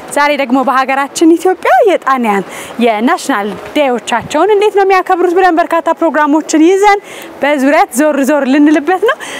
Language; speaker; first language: Amharic; native; Amharic